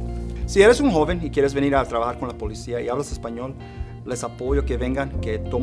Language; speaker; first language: Spanish; early bilingual, heritage; Spanish